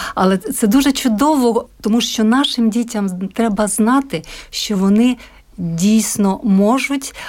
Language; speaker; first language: Ukrainian; native; Ukrainian